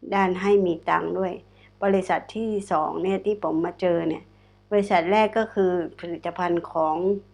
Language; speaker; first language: Thai; non-native, local second language; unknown